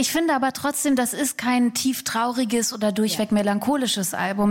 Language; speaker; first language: German; native; German